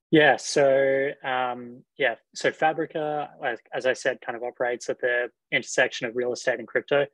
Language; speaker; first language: English; native; English